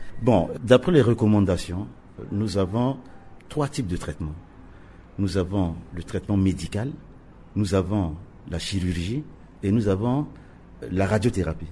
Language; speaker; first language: French; non-native, local second language; Sango